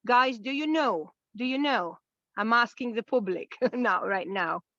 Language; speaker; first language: English; non-native, fluent; Latvian